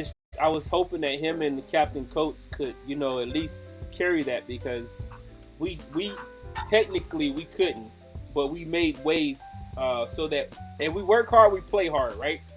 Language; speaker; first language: English; native; English